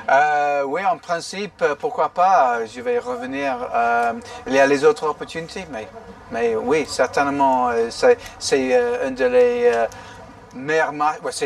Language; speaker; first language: French; non-native, fluent; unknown